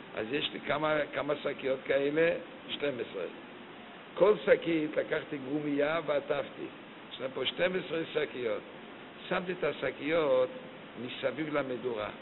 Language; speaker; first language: Hebrew; native; Hebrew